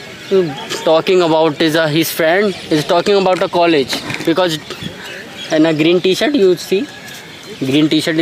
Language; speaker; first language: English; non-native, learner; Hindi